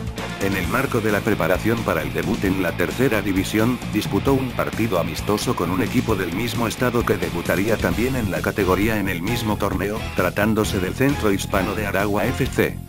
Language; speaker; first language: Spanish; native; Spanish